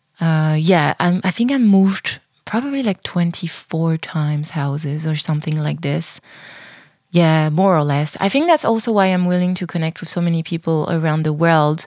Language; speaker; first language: English; non-native, fluent; French